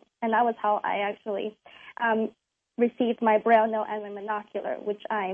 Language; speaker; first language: English; non-native, local second language; Cantonese